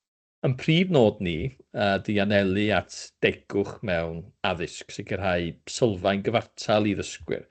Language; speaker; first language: Welsh; native; Welsh